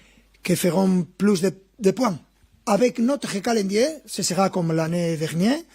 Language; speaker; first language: French; non-native, fluent; Spanish